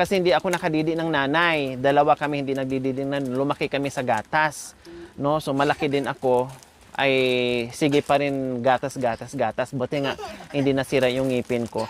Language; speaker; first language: Filipino; non-native, local second language; Cebuano